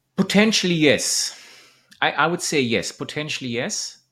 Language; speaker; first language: English; non-native, fluent; German